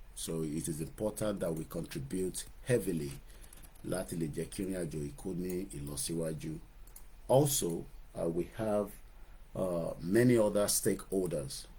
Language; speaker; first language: English; non-native, local second language; Yoruba